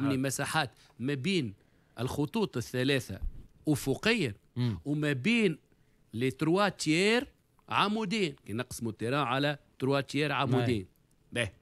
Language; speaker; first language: Arabic; native; Arabic